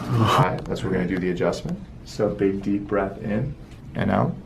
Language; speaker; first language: English; native; English